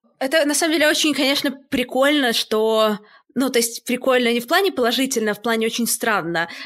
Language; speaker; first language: Russian; native; Russian